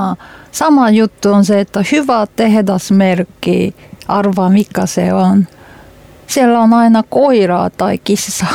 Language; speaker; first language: Finnish; non-native, learner; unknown